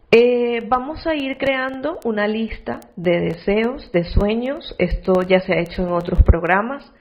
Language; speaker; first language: Spanish; native; Spanish